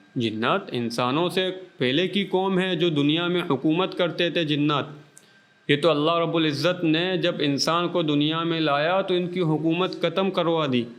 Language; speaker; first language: Urdu; non-native, local second language; Baluchi